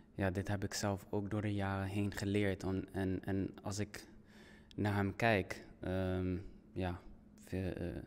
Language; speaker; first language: Dutch; native; Dutch